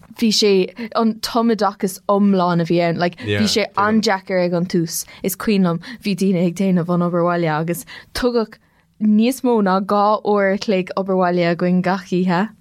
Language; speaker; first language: Irish; non-native, local second language; English